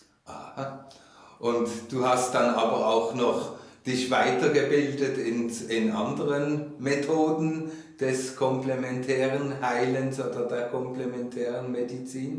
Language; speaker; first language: German; native; German